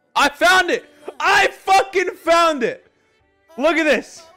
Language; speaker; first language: English; native; English